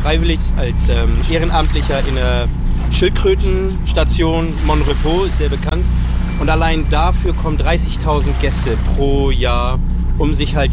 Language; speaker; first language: German; native; German